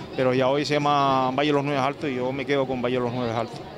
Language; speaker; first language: Spanish; native; Spanish